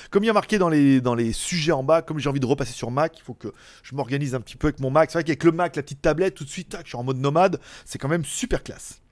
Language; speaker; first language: French; native; French